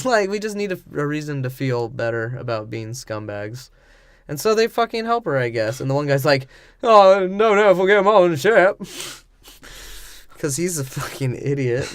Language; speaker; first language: English; native; English